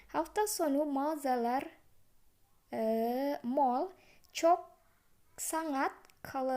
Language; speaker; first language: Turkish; non-native, fluent; Indonesian